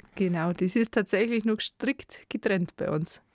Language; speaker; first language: German; native; German